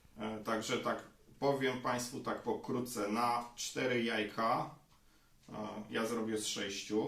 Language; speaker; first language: Polish; native; Polish